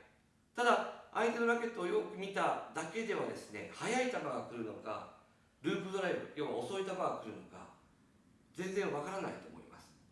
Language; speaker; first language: Japanese; native; Japanese